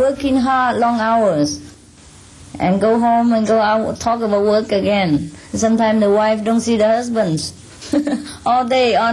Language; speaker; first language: English; non-native, fluent; Vietnamese